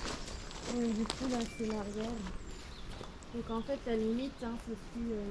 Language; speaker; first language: French; native; French